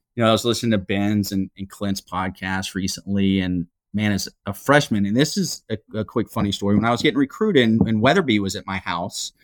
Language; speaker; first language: English; native; English